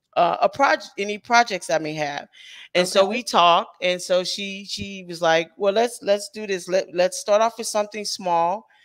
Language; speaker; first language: English; native; English